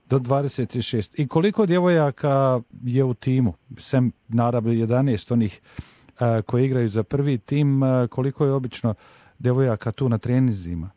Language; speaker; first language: Serbian; native; Serbian